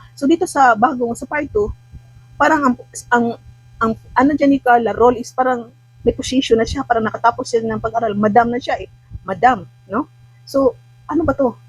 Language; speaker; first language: Filipino; non-native, local second language; Cebuano